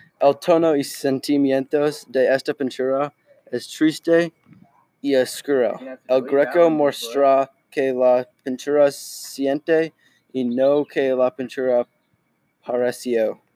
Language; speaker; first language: Spanish; non-native, learner; English